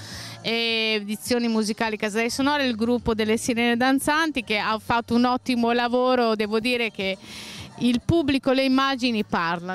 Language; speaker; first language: Italian; native; Italian